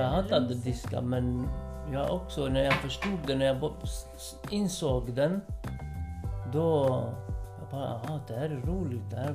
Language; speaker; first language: Swedish; non-native, fluent; Kurdish